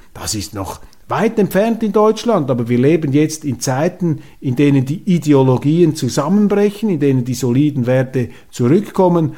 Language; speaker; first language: German; native; German